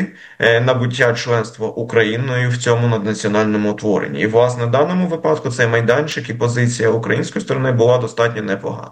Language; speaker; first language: Ukrainian; native; Ukrainian